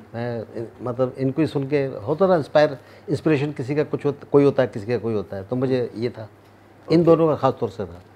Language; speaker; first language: Hindi; native; Hindi